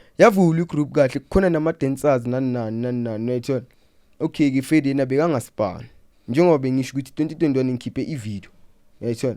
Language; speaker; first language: Zulu; non-native, local second language; Southern Sotho